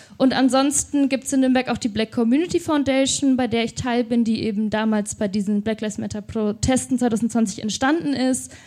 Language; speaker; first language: German; native; German